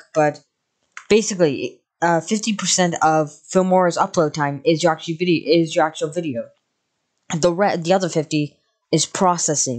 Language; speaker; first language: English; native; English